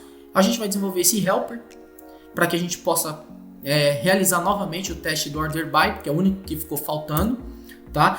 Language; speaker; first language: Portuguese; native; Portuguese